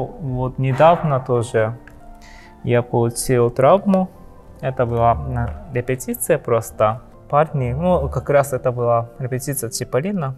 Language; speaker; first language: Russian; non-native, learner; Japanese